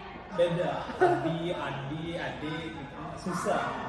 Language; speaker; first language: Indonesian; non-native, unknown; Malayalam